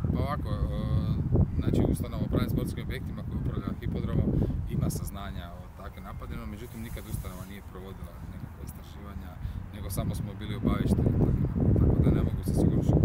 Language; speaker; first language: Croatian; native; Croatian